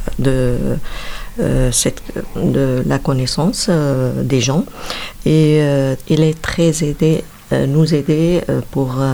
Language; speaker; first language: French; non-native, learner; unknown